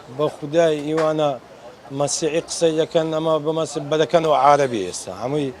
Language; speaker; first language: Central Kurdish; native; Central Kurdish